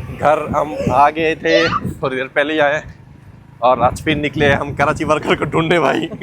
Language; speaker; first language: Urdu; non-native, fluent; Bangla